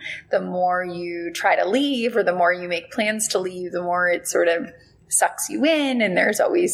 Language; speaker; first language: English; native; English